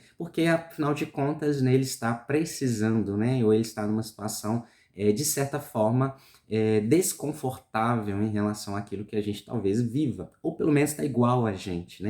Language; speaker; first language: Portuguese; native; Portuguese